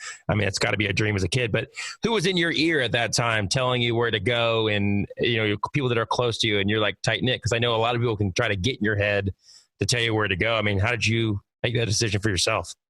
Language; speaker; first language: English; native; English